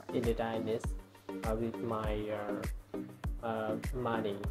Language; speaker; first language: English; non-native, learner; Vietnamese